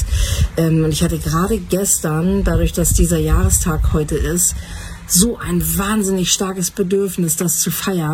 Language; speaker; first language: German; native; German